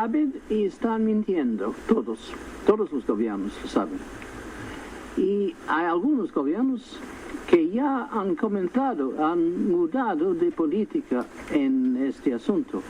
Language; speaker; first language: Spanish; non-native, fluent; English